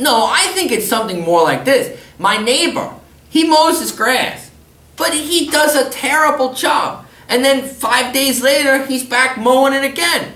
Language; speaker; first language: English; early bilingual, other home language; German